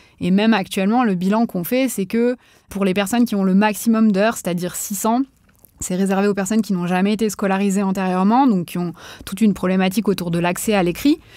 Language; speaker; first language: French; native; French